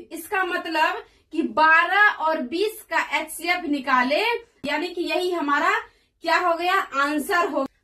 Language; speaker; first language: Hindi; native; Hindi